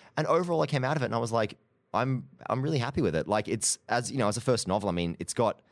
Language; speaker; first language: English; native; English